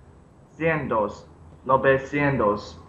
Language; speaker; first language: Spanish; non-native, learner; English